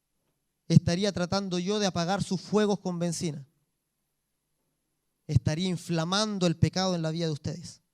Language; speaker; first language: Spanish; native; Spanish